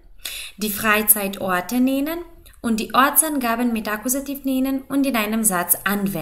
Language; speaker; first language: German; non-native, fluent; Macedonian